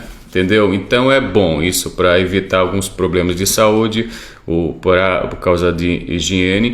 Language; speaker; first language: Portuguese; non-native, fluent; Arabic